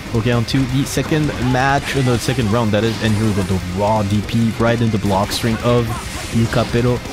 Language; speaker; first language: English; non-native, fluent; French